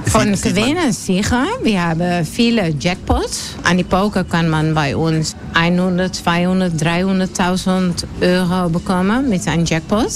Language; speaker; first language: German; non-native, learner; Dutch